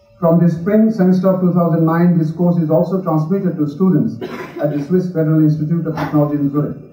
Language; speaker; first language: English; non-native, local second language; Bangla